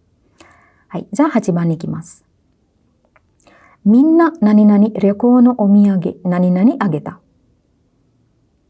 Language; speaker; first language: Japanese; non-native, fluent; Sinhala